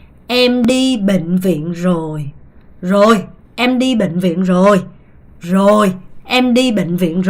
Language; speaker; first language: Vietnamese; non-native, fluent; Korean